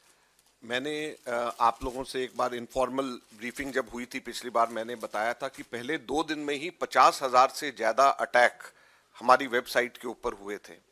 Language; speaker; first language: Hindi; native; Hindi